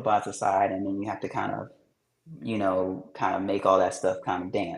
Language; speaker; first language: English; native; English